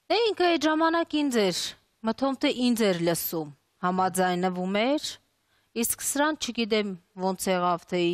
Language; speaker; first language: Armenian; early bilingual, other home language; Russian